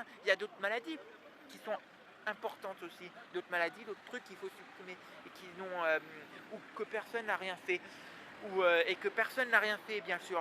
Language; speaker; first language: French; native; French